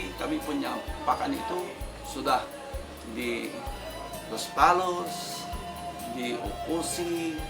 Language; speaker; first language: Indonesian; non-native, fluent; Filipino